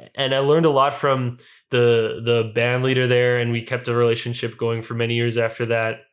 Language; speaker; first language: English; native; English